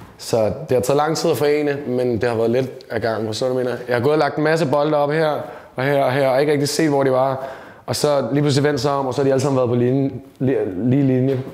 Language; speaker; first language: Danish; native; Danish